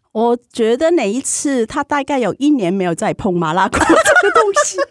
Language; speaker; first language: Chinese; non-native, fluent; Cantonese